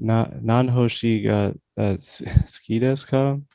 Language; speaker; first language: Japanese; non-native, learner; English